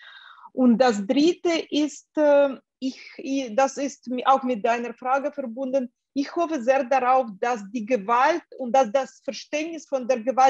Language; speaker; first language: German; non-native, fluent; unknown